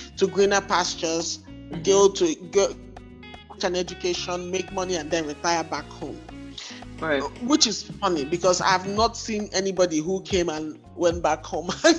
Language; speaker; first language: English; non-native, local second language; Igbo